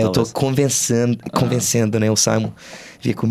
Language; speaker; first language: Portuguese; non-native, fluent; English